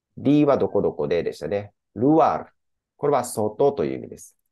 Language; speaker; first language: Japanese; native; Japanese